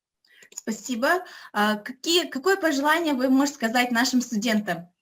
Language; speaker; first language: Russian; non-native, local second language; Kazakh